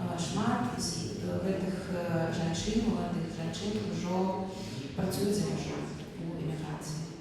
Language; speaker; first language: Belarusian; non-native, local second language; Russian